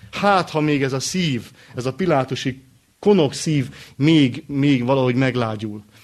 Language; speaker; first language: Hungarian; native; Hungarian